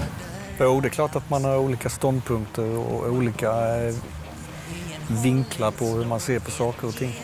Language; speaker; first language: Swedish; native; Swedish